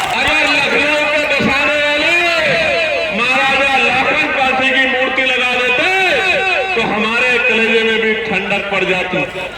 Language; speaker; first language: Hindi; native; Hindi